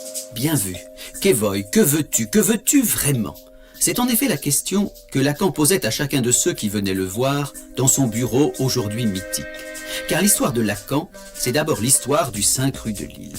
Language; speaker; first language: French; native; French